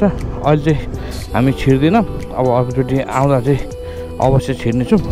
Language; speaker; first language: Nepali; native; Nepali